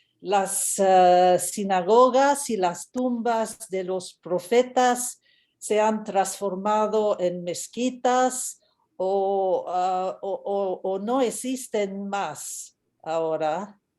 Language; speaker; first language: Spanish; non-native, fluent; English